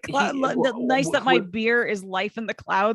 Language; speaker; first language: English; native; English